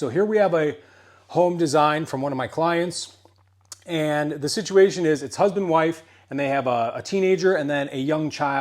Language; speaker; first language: English; native; English